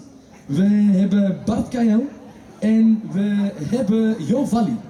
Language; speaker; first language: Dutch; native; Dutch